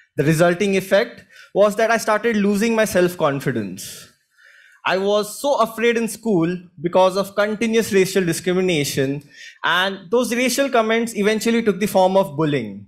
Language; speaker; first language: English; non-native, local second language; Hindi